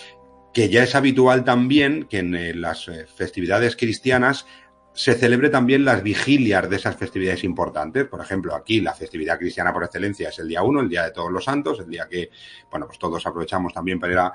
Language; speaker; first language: Spanish; native; Spanish